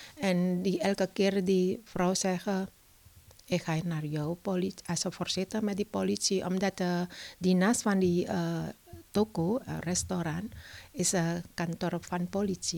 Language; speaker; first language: Dutch; non-native, learner; Indonesian